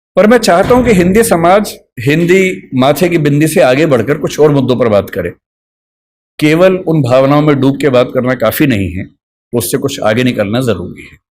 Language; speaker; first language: Hindi; native; Hindi